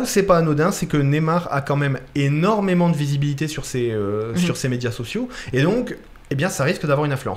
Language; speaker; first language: French; native; French